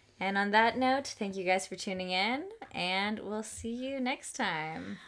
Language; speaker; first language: English; early bilingual, other home language; Spanish